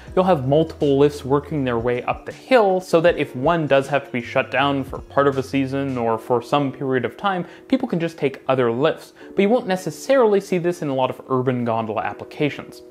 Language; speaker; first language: English; native; English